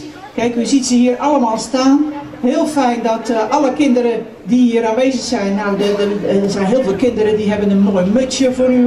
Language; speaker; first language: Dutch; native; Dutch